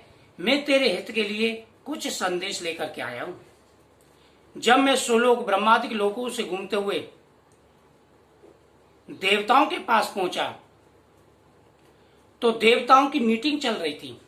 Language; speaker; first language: Hindi; native; Hindi